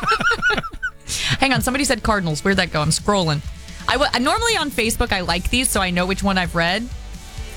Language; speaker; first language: English; native; English